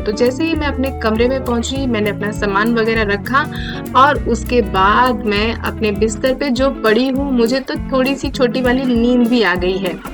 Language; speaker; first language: Hindi; native; Hindi